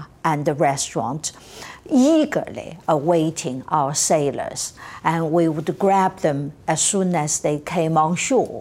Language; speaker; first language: English; non-native, fluent; Chinese